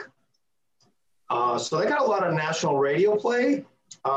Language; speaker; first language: English; native; English